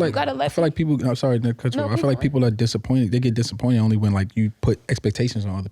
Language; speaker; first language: English; native; English